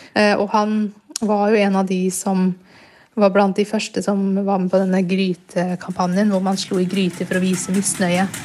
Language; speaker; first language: Norwegian; early bilingual, other home language; Burmese